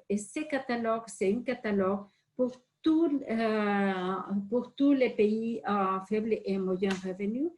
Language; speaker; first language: French; non-native, fluent; Spanish